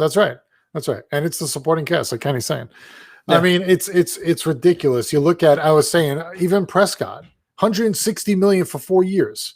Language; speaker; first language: English; native; English